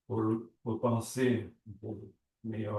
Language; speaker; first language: French; non-native, learner; Portuguese